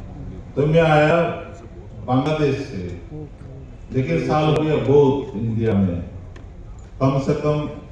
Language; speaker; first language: Hindi; non-native, learner; Bangla